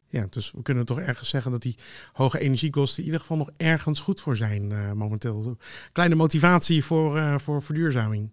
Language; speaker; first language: Dutch; native; Dutch